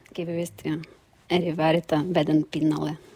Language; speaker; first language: Finnish; non-native, learner; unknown